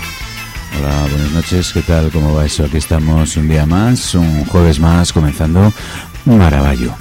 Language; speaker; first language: Spanish; native; Spanish